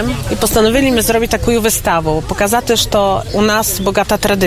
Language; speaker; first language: Polish; non-native, local second language; Ukrainian